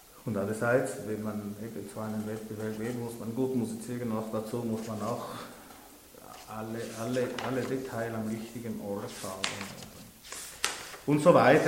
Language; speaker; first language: German; non-native, local second language; French